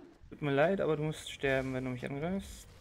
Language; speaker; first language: German; native; German